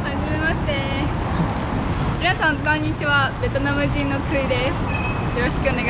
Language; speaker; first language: Japanese; non-native, fluent; Vietnamese